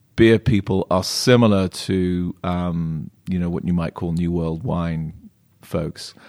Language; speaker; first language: English; native; English